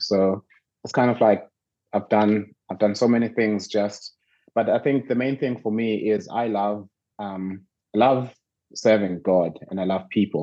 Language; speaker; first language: English; non-native, local second language; Zulu